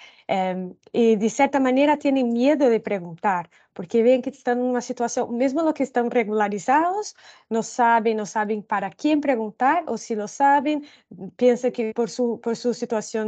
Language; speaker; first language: Spanish; non-native, fluent; Portuguese